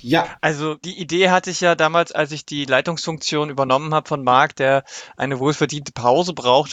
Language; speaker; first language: German; native; German